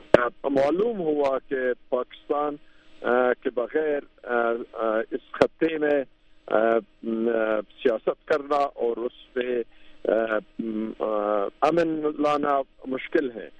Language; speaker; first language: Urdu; non-native, fluent; Pashto